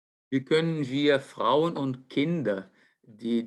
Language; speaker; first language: German; non-native, fluent; Portuguese